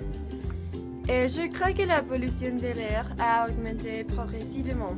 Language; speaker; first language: French; non-native, learner; Spanish